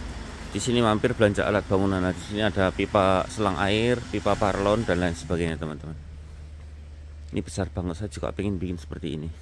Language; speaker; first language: Indonesian; non-native, local second language; Javanese